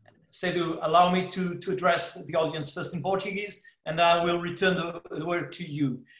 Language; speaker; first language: English; non-native, fluent; Portuguese